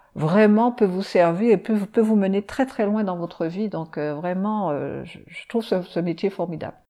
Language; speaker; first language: French; native; French